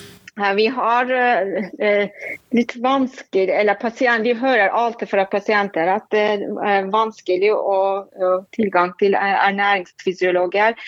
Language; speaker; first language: Norwegian; non-native, fluent; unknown